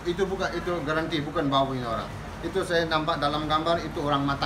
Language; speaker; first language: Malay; non-native, learner; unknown